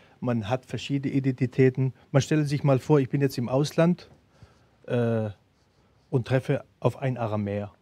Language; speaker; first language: German; early bilingual, other home language; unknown